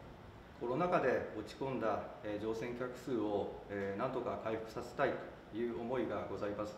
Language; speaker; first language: Japanese; native; Japanese